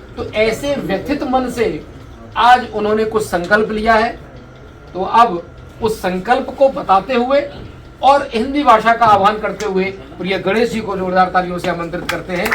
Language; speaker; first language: Hindi; native; Hindi